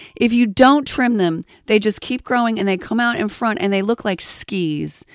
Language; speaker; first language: English; native; English